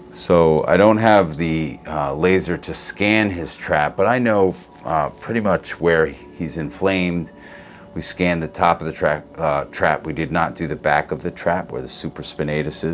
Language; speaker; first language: English; native; English